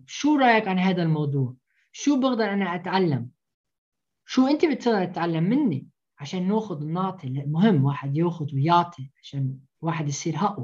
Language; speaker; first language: Arabic; early bilingual, heritage; Arabic